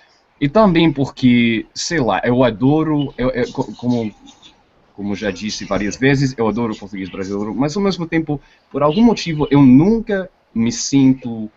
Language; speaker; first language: Portuguese; non-native, fluent; English